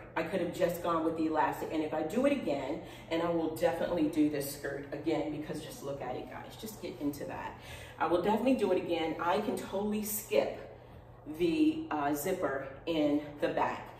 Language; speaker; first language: English; native; English